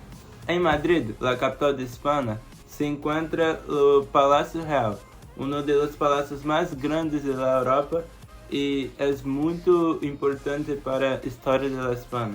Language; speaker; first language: Spanish; non-native, learner; Portuguese